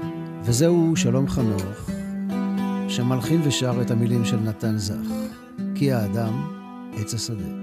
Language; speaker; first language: Hebrew; native; Hebrew